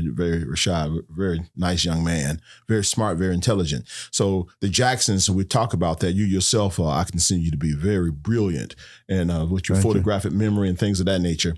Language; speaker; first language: English; native; English